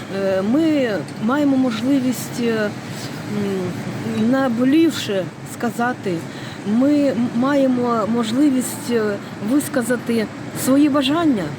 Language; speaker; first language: Ukrainian; non-native, local second language; Russian